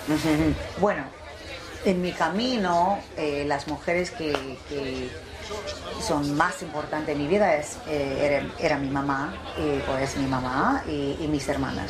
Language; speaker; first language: Spanish; early bilingual, heritage; English